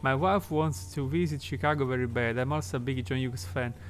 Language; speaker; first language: English; non-native, fluent; Italian